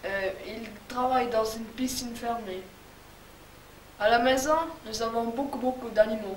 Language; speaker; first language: French; non-native, learner; German